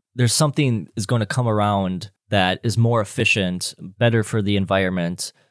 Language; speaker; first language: English; native; English